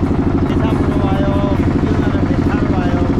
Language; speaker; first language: Korean; non-native, learner; Hindi